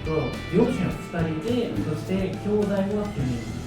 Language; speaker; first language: Japanese; non-native, fluent; Filipino